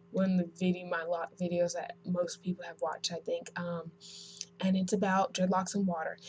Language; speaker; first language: English; native; English